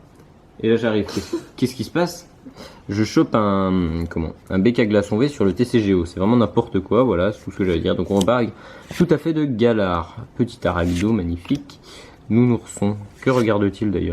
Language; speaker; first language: French; native; French